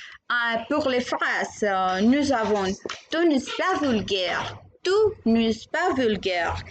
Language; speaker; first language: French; non-native, learner; Spanish